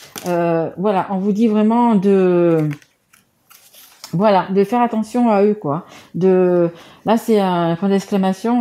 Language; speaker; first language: French; native; French